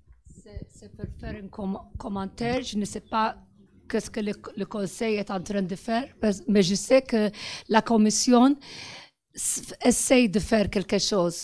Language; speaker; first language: French; non-native, fluent; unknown